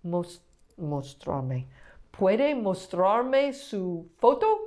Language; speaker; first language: Spanish; non-native, learner; English